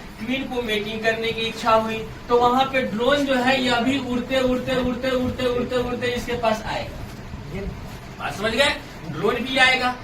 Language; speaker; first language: Hindi; native; Hindi